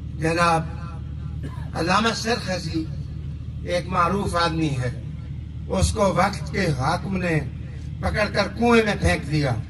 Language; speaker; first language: Urdu; non-native, local second language; Punjabi